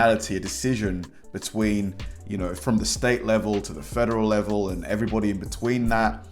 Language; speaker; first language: English; native; English